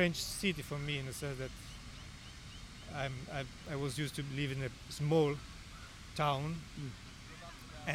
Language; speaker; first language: English; non-native, learner; Italian